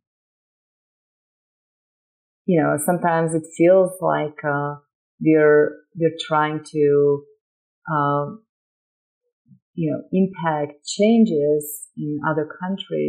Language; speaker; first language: English; non-native, fluent; Slovak